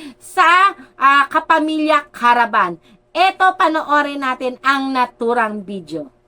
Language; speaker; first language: Filipino; native; Filipino